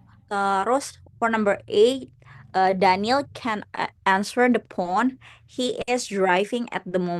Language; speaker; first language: English; non-native, learner; Indonesian